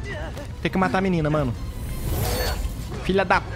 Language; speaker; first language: Portuguese; native; Portuguese